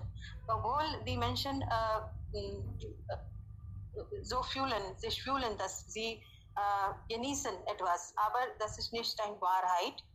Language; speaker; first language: German; non-native, learner; Hindi